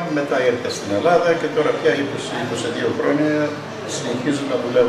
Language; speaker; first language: Greek; non-native, fluent; Bulgarian